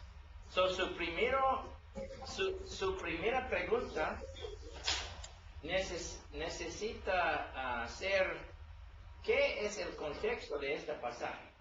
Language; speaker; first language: Spanish; non-native, learner; English